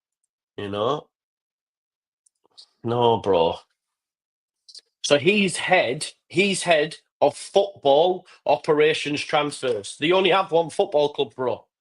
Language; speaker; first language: English; native; English